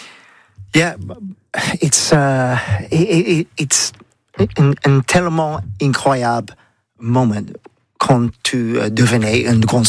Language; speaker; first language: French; non-native, learner; English